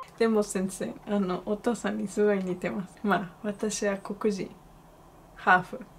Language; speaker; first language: Japanese; non-native, fluent; Spanish